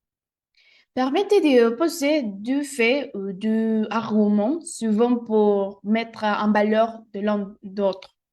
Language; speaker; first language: French; non-native, learner; Spanish